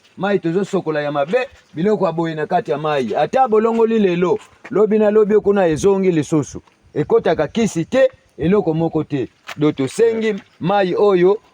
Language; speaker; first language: Lingala; non-native, local second language; Kongo